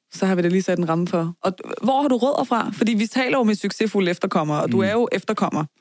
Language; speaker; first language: Danish; early bilingual, other home language; Persian